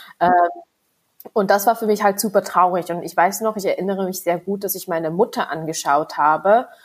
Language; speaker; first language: German; early bilingual, other home language; Vietnamese